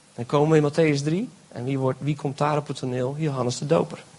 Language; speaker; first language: Dutch; native; Dutch